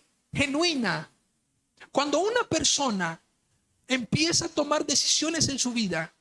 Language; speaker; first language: Spanish; native; Spanish